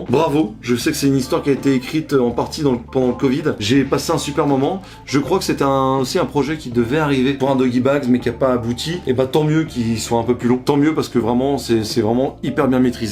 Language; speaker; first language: French; native; French